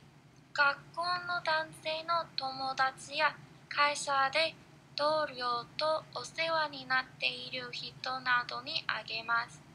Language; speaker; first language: Japanese; non-native, learner; English